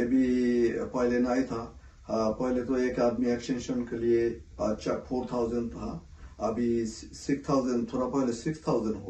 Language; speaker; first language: Hindi; non-native, local second language; Bangla